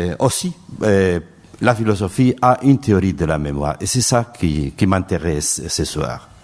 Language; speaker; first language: French; non-native, fluent; Spanish